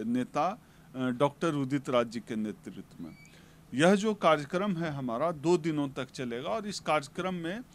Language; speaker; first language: Hindi; native; Hindi